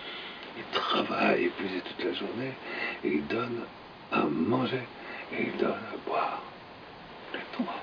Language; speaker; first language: French; native; French